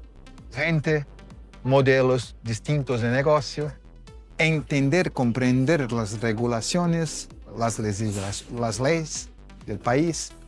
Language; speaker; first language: Spanish; non-native, fluent; Portuguese